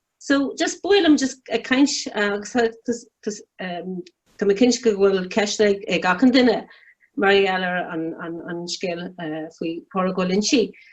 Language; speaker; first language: Irish; non-native, local second language; English